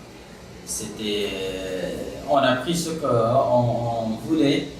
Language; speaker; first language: French; non-native, fluent; Pashto